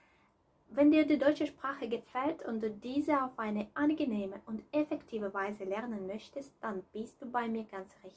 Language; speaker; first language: German; non-native, fluent; Russian